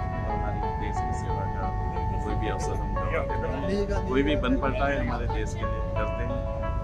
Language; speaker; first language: Hindi; native; Hindi